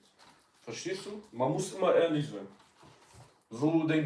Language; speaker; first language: German; early bilingual, other home language; Kurdish